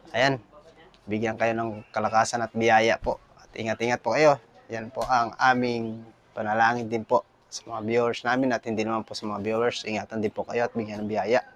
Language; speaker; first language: Filipino; non-native, local second language; Cebuano